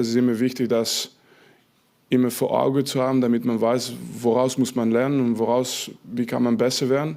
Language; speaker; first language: German; non-native, fluent; French